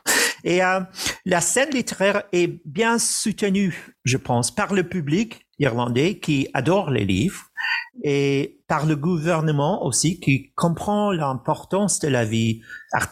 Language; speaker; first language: French; non-native, fluent; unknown